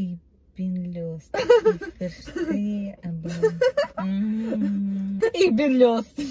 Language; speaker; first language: German; non-native, learner; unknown